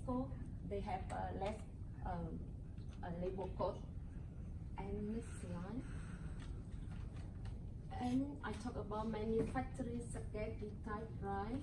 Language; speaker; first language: English; non-native, learner; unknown